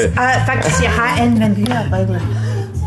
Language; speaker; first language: Danish; non-native, learner; English